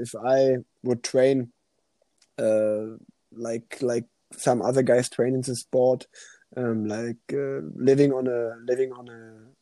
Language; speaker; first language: English; non-native, fluent; German